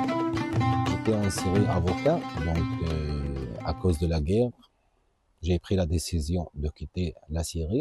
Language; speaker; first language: French; non-native, fluent; Arabic